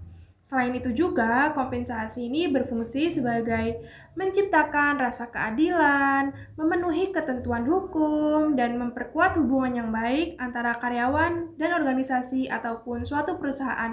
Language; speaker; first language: Indonesian; native; Indonesian